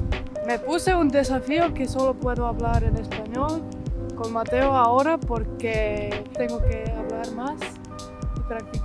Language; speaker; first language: Spanish; non-native, learner; Estonian